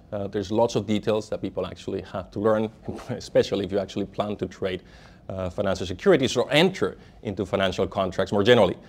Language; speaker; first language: English; non-native, fluent; Spanish